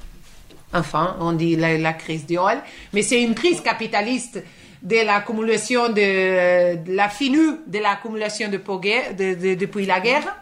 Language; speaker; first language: French; non-native, fluent; Portuguese